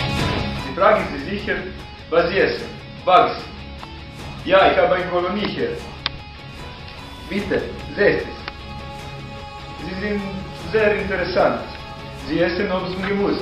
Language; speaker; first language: German; non-native, learner; Serbian